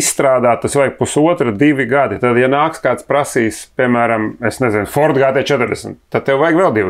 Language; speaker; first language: Latvian; native; Latvian